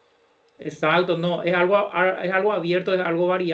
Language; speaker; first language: Spanish; native; Spanish